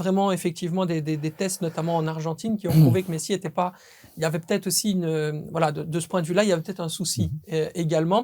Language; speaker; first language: French; native; French